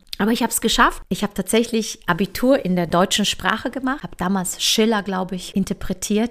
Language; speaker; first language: German; early bilingual, other home language; Polish